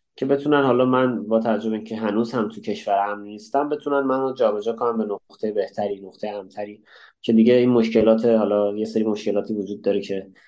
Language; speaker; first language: Persian; native; Persian